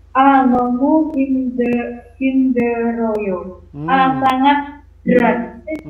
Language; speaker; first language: Korean; non-native, learner; Indonesian